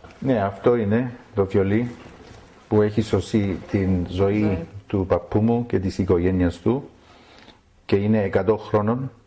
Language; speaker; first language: Greek; non-native, local second language; Armenian